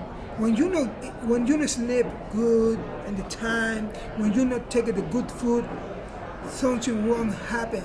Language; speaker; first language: English; non-native, learner; Spanish